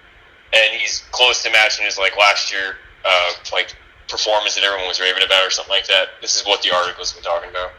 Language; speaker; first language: English; native; English